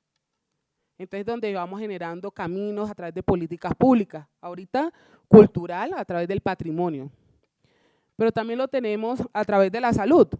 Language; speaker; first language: Spanish; native; Spanish